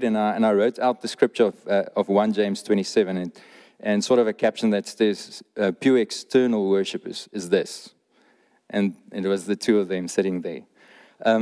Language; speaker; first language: English; non-native, local second language; Afrikaans